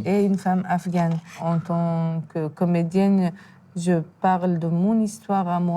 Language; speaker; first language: French; non-native, fluent; Persian